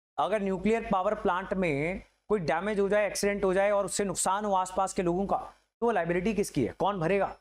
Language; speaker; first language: Hindi; native; Hindi